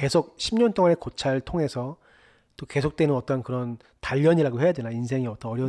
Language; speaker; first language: Korean; native; Korean